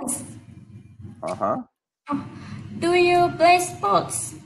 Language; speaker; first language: English; non-native, learner; Vietnamese